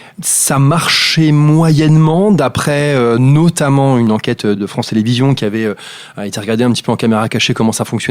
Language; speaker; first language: French; native; French